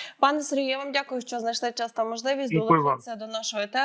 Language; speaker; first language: Ukrainian; native; Ukrainian